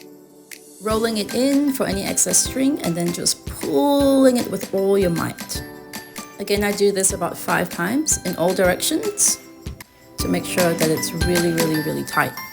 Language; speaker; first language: English; native; English